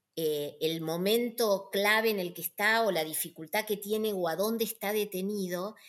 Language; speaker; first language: Spanish; native; Spanish